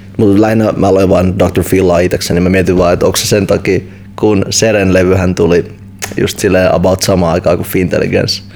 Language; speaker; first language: Finnish; native; Finnish